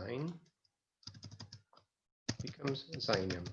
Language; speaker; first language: German; non-native, fluent; English